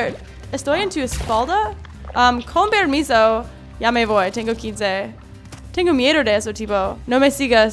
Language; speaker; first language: Spanish; non-native, learner; English